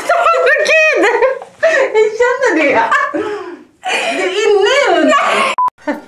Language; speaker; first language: Swedish; native; Swedish